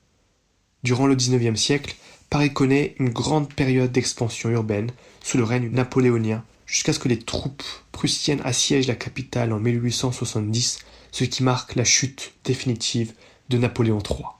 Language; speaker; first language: French; native; French